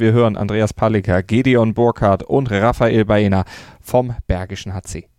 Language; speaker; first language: German; native; German